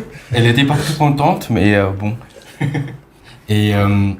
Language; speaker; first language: French; non-native, fluent; Khmer